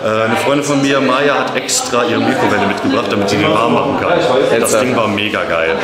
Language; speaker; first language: German; native; German